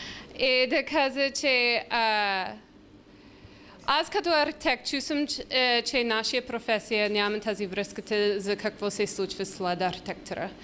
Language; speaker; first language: Bulgarian; non-native, learner; English